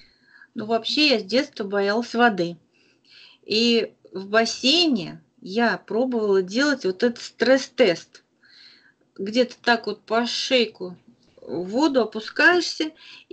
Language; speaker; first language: Russian; native; Russian